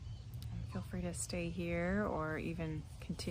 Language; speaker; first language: English; native; English